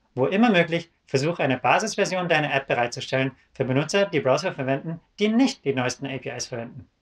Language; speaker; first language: German; native; German